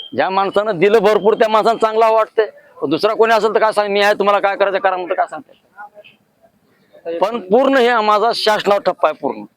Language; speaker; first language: Marathi; native; Marathi